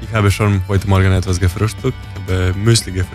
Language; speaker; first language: German; non-native, learner; Croatian